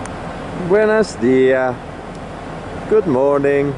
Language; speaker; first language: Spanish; non-native, learner; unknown